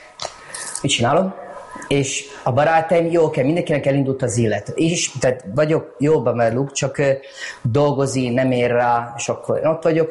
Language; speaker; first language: Hungarian; non-native, learner; Italian